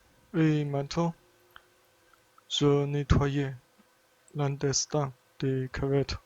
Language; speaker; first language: French; non-native, learner; Chinese